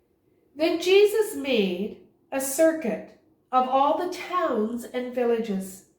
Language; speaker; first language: English; native; English